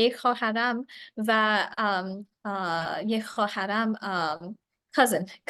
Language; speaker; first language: Persian; non-native, learner; English